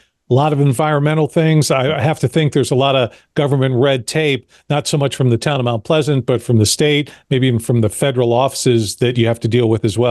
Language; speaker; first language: English; native; English